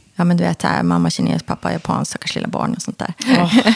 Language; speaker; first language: Swedish; early bilingual, other home language; Korean